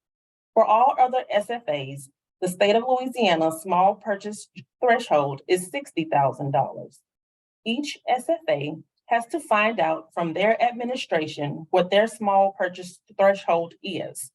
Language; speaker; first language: English; native; English